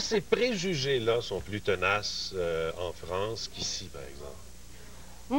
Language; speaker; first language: French; native; French